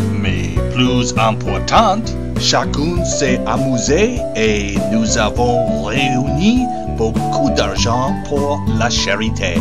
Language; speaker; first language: French; non-native, learner; English